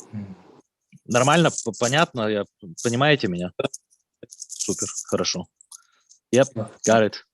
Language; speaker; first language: Russian; native; Russian